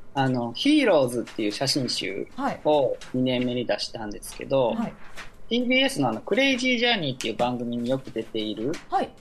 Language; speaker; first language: Japanese; native; Japanese